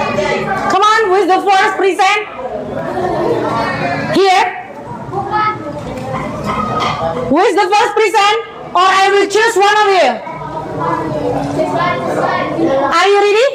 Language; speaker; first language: English; non-native, learner; Indonesian